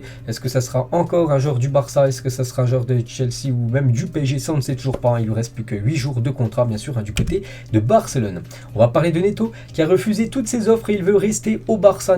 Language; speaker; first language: French; native; French